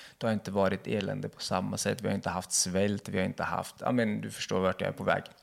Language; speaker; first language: Swedish; early bilingual, other home language; Kurdish